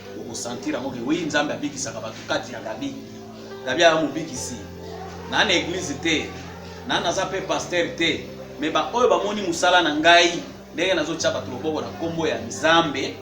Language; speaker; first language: Lingala; non-native, local second language; Kituba (Democratic Republic of Congo)